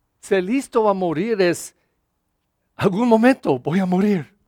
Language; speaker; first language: Spanish; non-native, learner; English